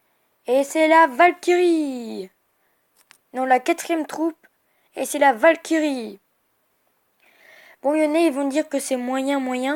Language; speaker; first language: French; native; French